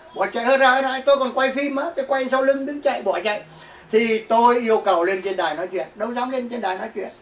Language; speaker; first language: Vietnamese; native; Vietnamese